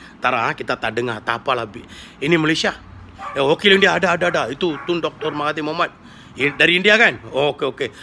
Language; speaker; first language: Malay; non-native, local second language; Tamil